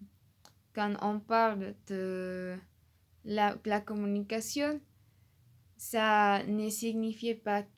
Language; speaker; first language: French; non-native, learner; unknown